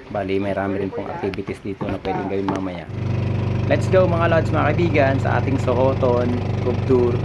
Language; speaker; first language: Filipino; native; Filipino